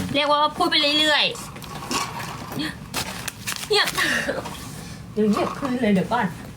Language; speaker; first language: Thai; native; Thai